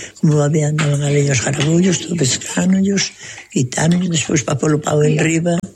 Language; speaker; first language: Galician; native; Galician